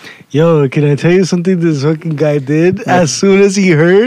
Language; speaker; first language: English; native; English